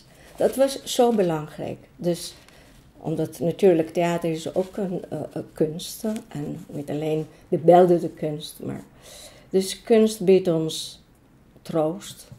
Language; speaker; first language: Dutch; non-native, fluent; Greek